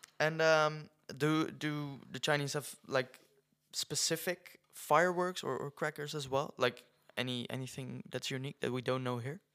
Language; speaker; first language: English; non-native, fluent; Dutch